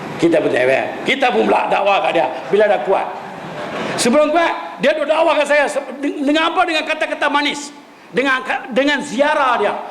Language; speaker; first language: Malay; non-native, local second language; Min Nan Chinese